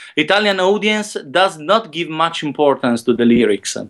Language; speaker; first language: English; non-native, learner; Italian